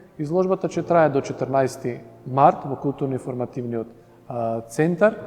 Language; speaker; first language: Macedonian; early bilingual, heritage; Macedonian